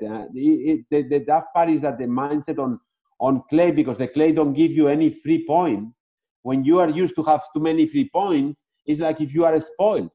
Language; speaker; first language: English; non-native, fluent; Spanish